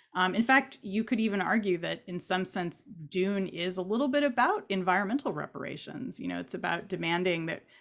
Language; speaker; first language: English; native; English